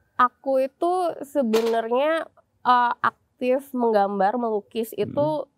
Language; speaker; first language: Indonesian; native; Indonesian